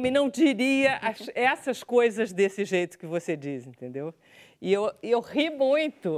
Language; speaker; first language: Portuguese; native; Portuguese